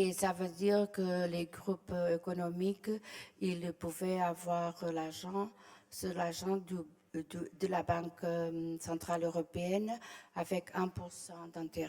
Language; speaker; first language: French; non-native, fluent; Portuguese